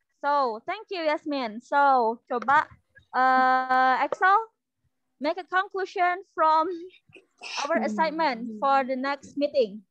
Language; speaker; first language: English; non-native, learner; Indonesian